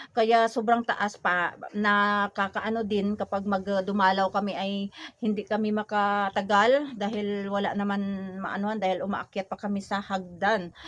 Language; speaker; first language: Filipino; non-native, local second language; Hiligaynon